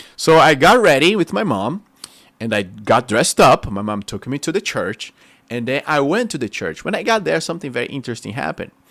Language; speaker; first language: English; non-native, fluent; Portuguese